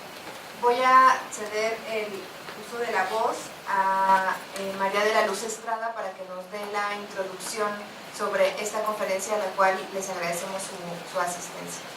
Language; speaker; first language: Spanish; native; Spanish